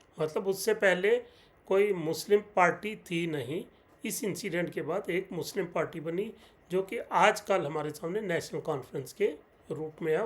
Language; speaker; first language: Hindi; non-native, local second language; Punjabi